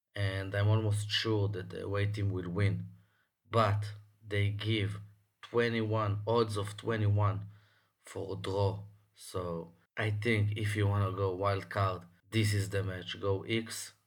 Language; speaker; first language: English; non-native, fluent; Hebrew